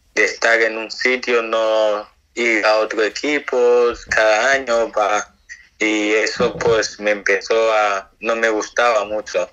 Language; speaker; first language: Spanish; non-native, fluent; Nigerian Pidgin